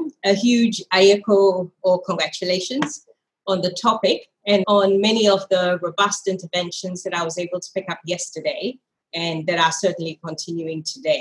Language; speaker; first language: English; non-native, local second language; Ga